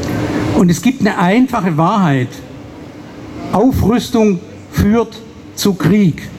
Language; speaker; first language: German; native; German